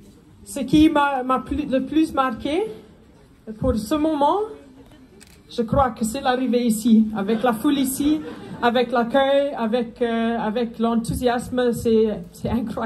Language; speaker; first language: French; non-native, fluent; Afrikaans